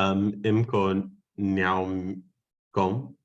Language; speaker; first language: Vietnamese; non-native, learner; English